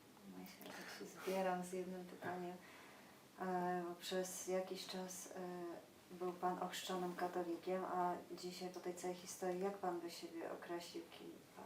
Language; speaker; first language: Polish; native; Polish